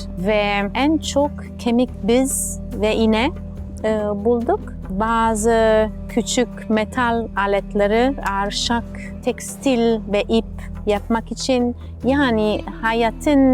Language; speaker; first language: Turkish; non-native, learner; Italian